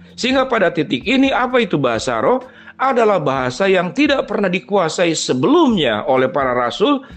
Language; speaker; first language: Indonesian; native; Indonesian